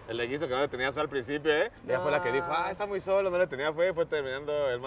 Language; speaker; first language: Spanish; native; Spanish